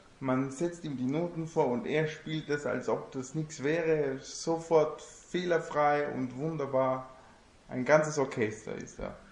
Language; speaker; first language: German; non-native, fluent; Italian